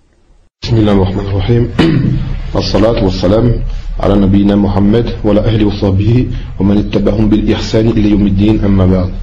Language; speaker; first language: Arabic; non-native, fluent; French